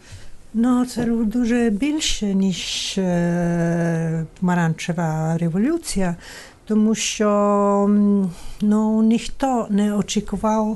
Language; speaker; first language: Ukrainian; non-native, fluent; Italian